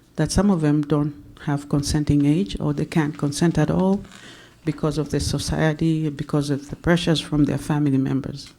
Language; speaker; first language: English; non-native, local second language; Swahili